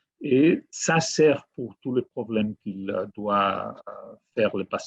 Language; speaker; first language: French; non-native, fluent; Catalan